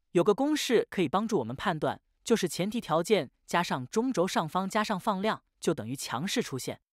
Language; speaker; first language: Chinese; native; Chinese